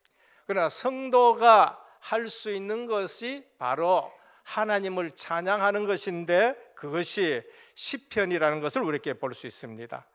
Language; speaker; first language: Korean; native; Korean